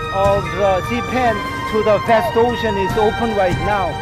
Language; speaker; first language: English; non-native, fluent; Korean